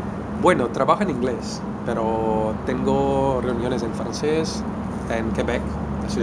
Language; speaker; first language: Spanish; non-native, fluent; Portuguese